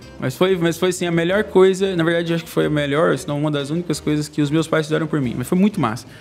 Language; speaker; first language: Portuguese; native; Portuguese